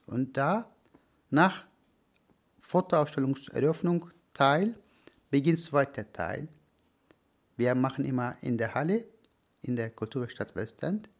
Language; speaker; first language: German; non-native, learner; Turkish